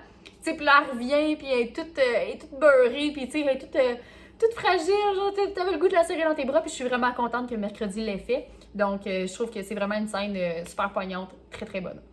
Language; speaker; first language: French; native; French